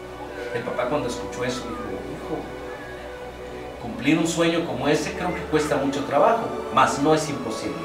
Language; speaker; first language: Spanish; native; Spanish